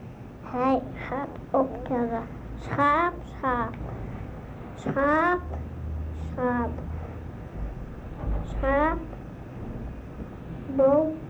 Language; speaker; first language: Dutch; early bilingual, other home language; Arabic